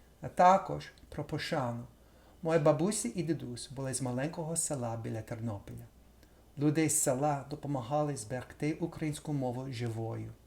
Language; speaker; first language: Ukrainian; non-native, fluent; English